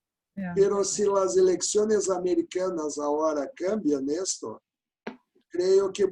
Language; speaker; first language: Spanish; non-native, learner; Portuguese